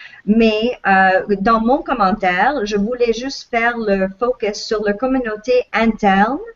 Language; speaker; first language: French; non-native, local second language; English